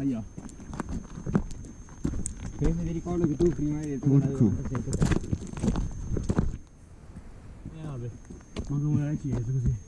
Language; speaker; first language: Italian; native; Italian